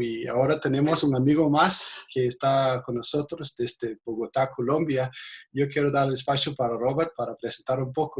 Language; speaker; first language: Spanish; non-native, fluent; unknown